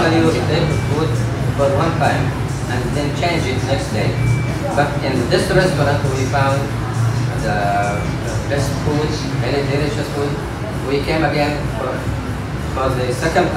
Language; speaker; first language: English; non-native, fluent; Arabic